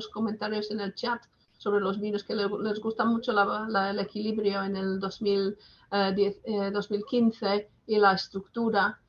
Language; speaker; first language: Spanish; non-native, fluent; English